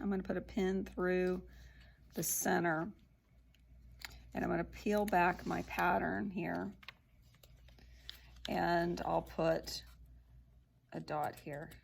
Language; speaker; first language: English; native; English